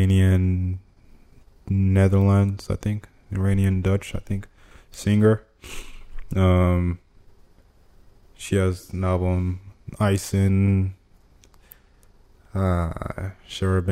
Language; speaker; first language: English; non-native, local second language; Igbo